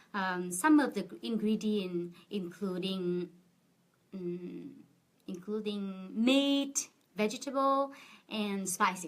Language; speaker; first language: English; non-native, fluent; Vietnamese